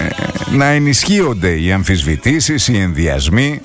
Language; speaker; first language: Greek; native; Greek